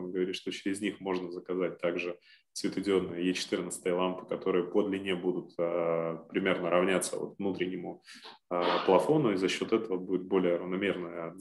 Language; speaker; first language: Russian; native; Russian